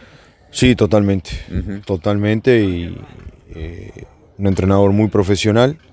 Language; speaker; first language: Spanish; native; Spanish